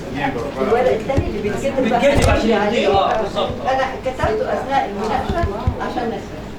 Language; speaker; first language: Arabic; native; Arabic